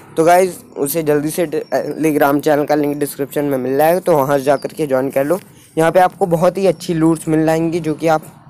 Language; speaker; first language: Hindi; native; Hindi